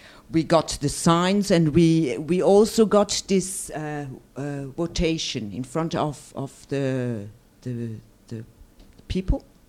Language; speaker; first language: English; non-native, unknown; German